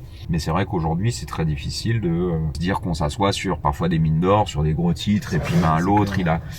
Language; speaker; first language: French; native; French